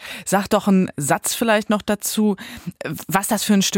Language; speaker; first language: German; native; German